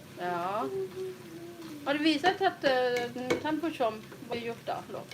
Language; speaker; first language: Swedish; non-native, learner; Thai